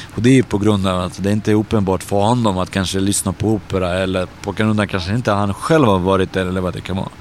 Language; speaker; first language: Swedish; early bilingual, other home language; Bosnian